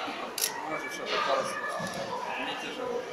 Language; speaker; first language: Russian; native; Russian